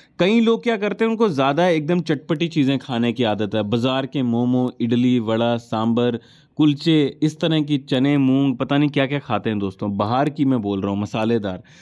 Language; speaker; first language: Hindi; native; Hindi